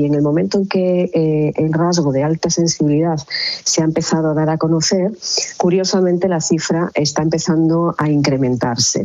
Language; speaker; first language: Spanish; native; Spanish